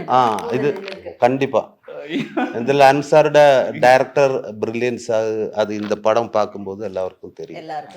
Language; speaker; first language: Tamil; non-native, learner; Malayalam